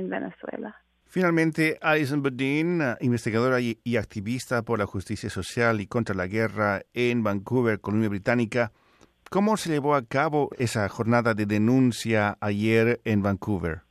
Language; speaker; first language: Spanish; native; Spanish